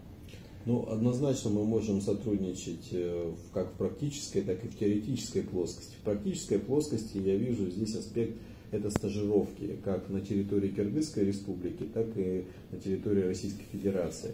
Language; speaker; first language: Russian; native; Russian